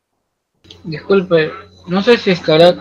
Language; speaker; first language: Spanish; native; Spanish